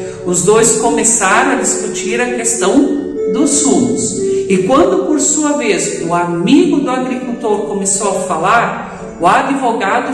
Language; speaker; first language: Portuguese; native; Portuguese